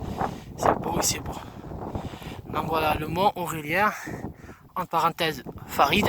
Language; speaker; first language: French; native; French